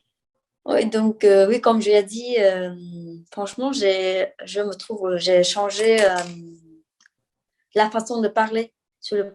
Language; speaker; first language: French; non-native, fluent; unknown